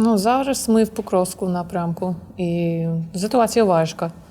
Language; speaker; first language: Ukrainian; non-native, learner; English